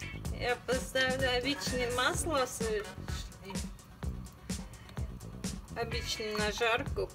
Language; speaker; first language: Russian; non-native, learner; Tajik